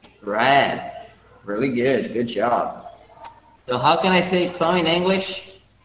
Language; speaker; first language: English; non-native, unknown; Portuguese